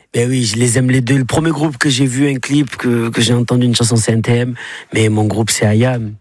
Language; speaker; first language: French; native; French